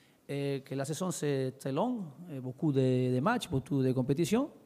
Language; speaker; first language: French; non-native, learner; Spanish